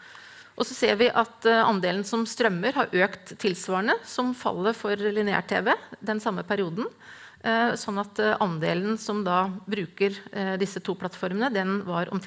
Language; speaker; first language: Norwegian; native; Norwegian